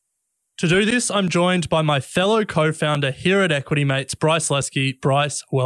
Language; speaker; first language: English; native; English